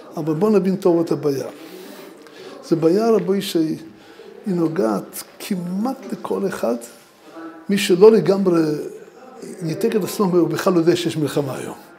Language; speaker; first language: Hebrew; non-native, fluent; Russian